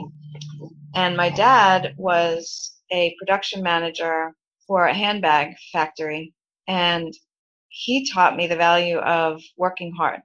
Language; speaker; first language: English; native; English